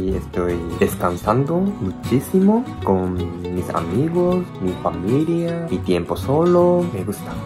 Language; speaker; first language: Spanish; non-native, learner; Japanese